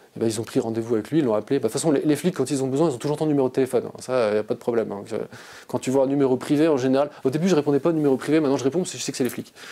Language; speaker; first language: French; native; French